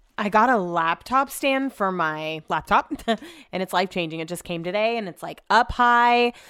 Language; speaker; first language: English; native; English